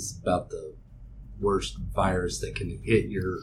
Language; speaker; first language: English; native; English